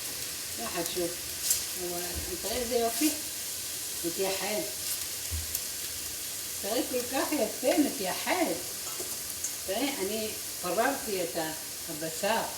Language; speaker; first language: Hebrew; non-native, fluent; Arabic